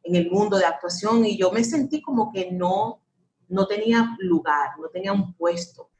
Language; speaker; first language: Spanish; early bilingual, heritage; Spanish